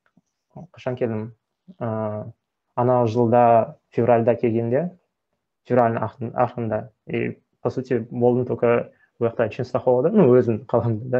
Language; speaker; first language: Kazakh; non-native, local second language; Russian